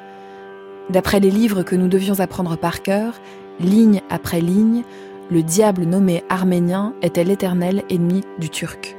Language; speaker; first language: French; native; French